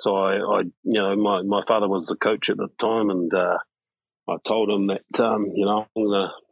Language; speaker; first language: English; native; English